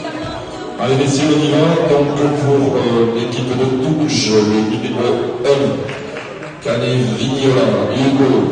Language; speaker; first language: French; native; French